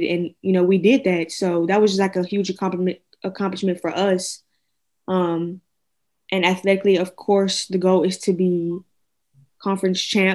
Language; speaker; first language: English; native; English